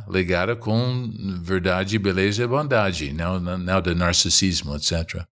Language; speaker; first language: Portuguese; non-native, fluent; English